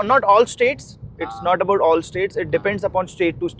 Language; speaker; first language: English; non-native, local second language; Hindi